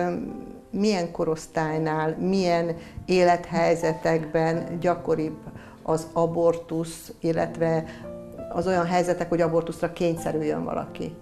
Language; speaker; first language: Hungarian; native; Hungarian